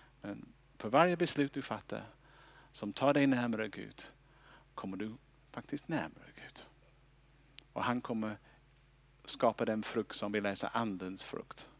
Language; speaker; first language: Swedish; non-native, fluent; English